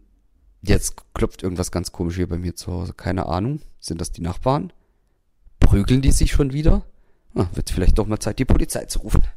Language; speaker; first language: German; native; German